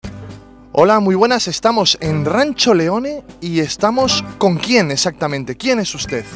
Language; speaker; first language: Spanish; native; Spanish